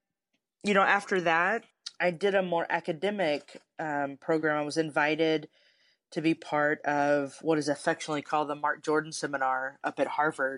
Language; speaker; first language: English; native; English